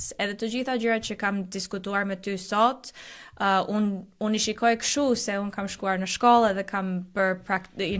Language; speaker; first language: Albanian; early bilingual, heritage; Albanian